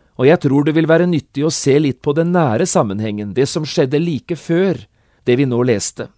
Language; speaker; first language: Norwegian; native; Norwegian